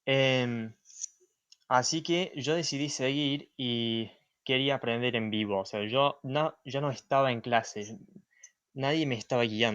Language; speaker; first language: Spanish; non-native, fluent; English